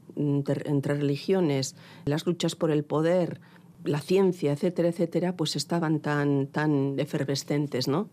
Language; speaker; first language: Spanish; non-native, local second language; Basque